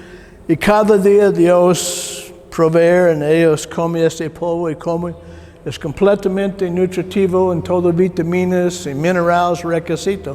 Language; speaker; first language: Spanish; non-native, learner; English